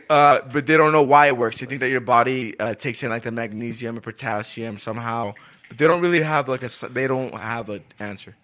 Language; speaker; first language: English; early bilingual, other home language; Spanish